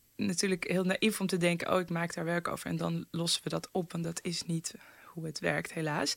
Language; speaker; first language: Dutch; early bilingual, other home language; Persian